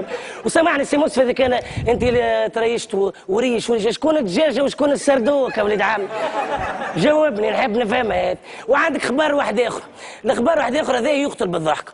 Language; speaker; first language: Arabic; native; Arabic